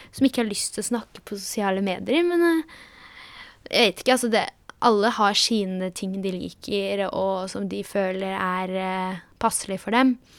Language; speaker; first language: Norwegian; early bilingual, other home language; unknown